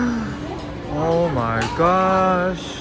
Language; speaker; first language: English; non-native, learner; Korean